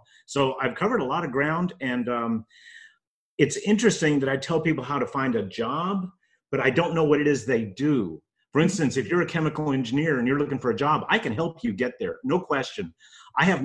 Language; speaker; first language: English; native; English